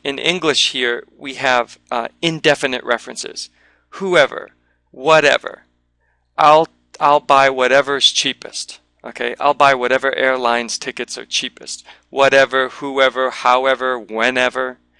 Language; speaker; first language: English; native; English